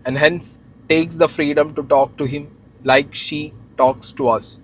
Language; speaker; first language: English; non-native, local second language; Malayalam